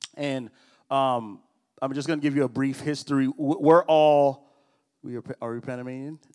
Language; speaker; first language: English; early bilingual, other home language; Spanish